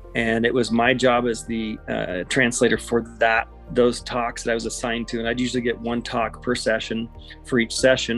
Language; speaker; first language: English; native; English